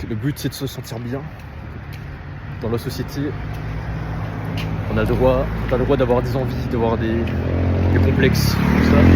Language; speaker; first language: French; native; French